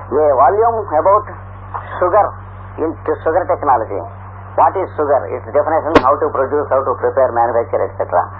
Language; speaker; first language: English; non-native, local second language; Telugu